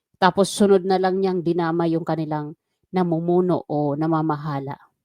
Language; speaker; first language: Filipino; non-native, local second language; Waray